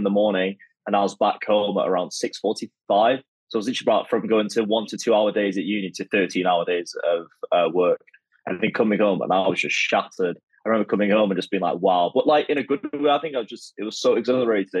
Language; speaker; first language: English; native; English